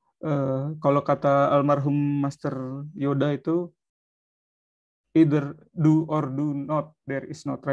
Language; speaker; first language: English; non-native, fluent; Indonesian